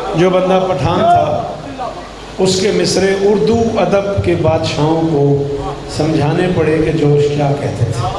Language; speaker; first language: Urdu; non-native, local second language; Punjabi